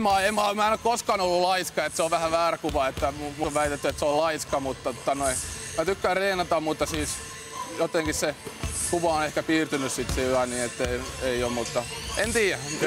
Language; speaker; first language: Finnish; native; Finnish